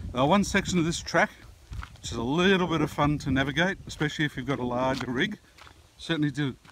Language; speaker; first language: English; native; English